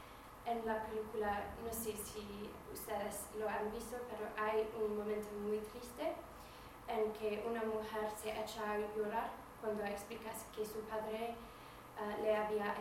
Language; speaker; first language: Spanish; non-native, fluent; English